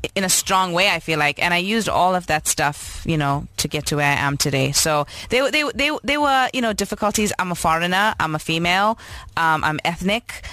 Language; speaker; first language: English; native; English